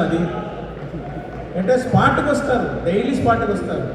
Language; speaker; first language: Telugu; non-native, local second language; Tamil